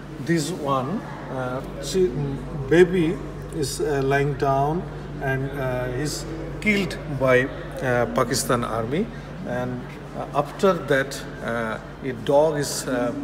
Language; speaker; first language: English; non-native, local second language; Bangla